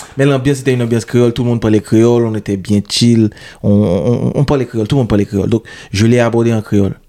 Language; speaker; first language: French; non-native, local second language; Haitian Creole